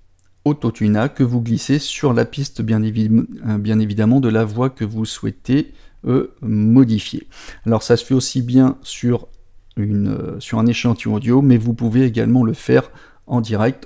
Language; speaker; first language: French; native; French